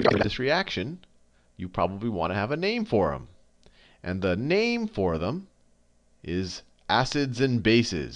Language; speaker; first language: English; native; English